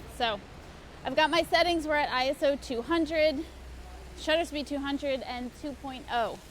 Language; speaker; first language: English; native; English